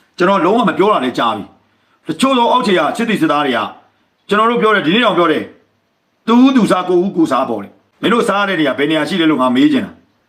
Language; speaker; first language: Burmese; native; Burmese